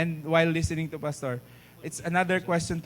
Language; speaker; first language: English; non-native, fluent; Filipino